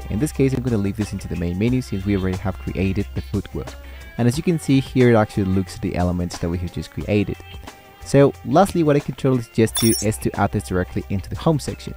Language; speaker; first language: English; non-native, fluent; Spanish